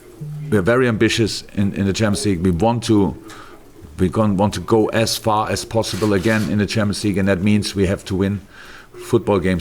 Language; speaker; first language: English; non-native, fluent; German